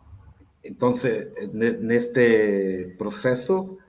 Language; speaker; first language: Spanish; non-native, learner; Portuguese